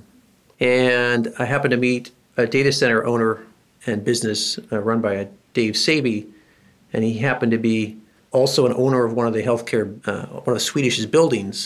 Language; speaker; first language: English; native; English